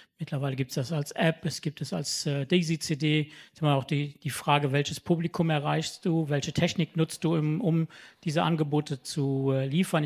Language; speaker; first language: German; non-native, local second language; Luxembourgish